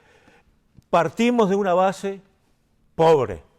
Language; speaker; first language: Spanish; native; Spanish